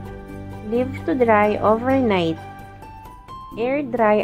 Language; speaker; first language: English; non-native, local second language; Filipino